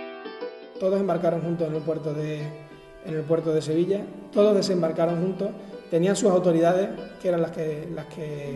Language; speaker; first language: Spanish; native; Spanish